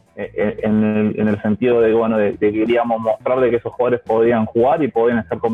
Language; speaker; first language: Spanish; native; Spanish